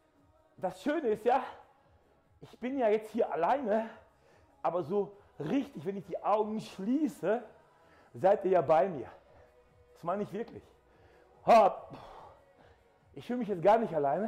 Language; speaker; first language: German; native; German